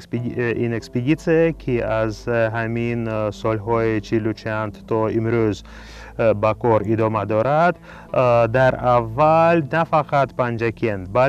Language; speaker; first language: Persian; non-native, fluent; Russian